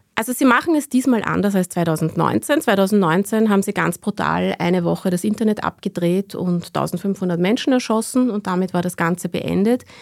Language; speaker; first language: German; early bilingual, other home language; Persian